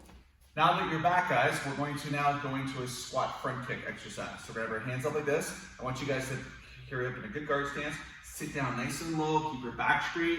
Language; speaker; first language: English; native; English